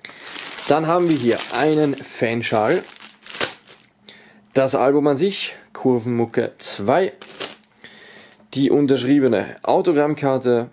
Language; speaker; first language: German; native; German